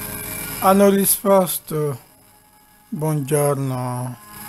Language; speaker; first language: Italian; non-native, learner; Dyula